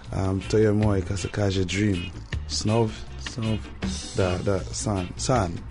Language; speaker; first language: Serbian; non-native, learner; English